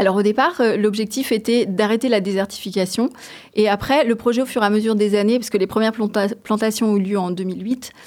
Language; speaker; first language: French; native; French